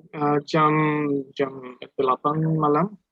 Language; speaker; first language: Indonesian; non-native, learner; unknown